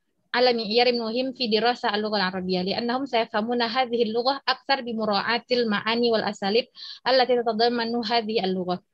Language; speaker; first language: Arabic; non-native, fluent; Indonesian